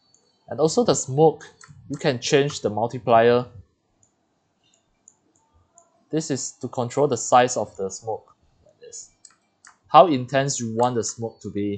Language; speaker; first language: English; non-native, fluent; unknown